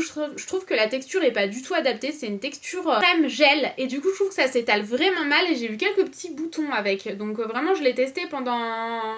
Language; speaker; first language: French; native; French